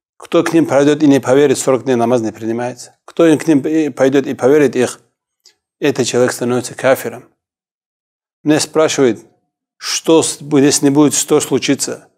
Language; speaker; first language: Russian; non-native, local second language; Kumyk